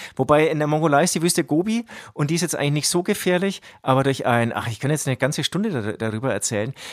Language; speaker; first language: German; native; German